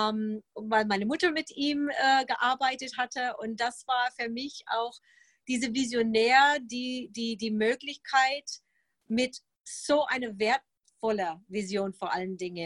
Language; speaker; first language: German; non-native, fluent; English